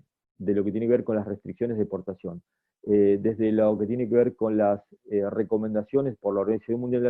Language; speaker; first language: Spanish; native; Spanish